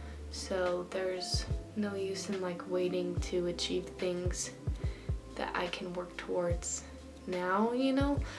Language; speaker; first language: English; native; English